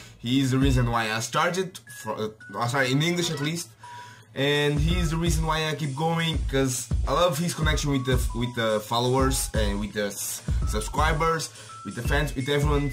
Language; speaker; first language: English; non-native, fluent; Portuguese